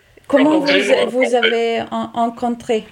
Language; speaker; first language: French; non-native, fluent; Italian